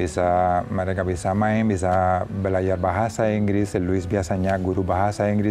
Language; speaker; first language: Indonesian; non-native, learner; Spanish